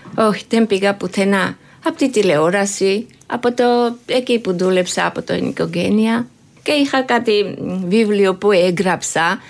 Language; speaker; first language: Greek; non-native, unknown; Georgian